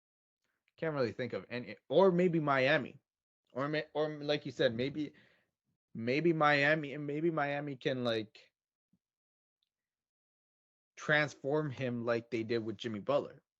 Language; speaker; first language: English; native; English